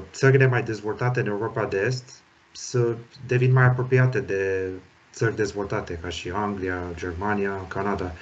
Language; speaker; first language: Romanian; early bilingual, heritage; Romanian